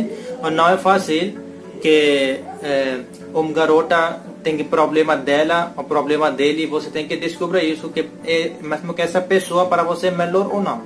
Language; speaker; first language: Portuguese; non-native, learner; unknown